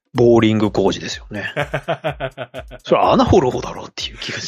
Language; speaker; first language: Japanese; native; Japanese